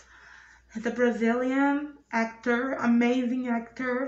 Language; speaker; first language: English; non-native, learner; Portuguese